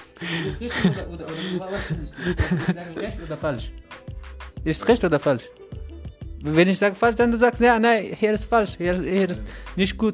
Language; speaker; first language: German; non-native, learner; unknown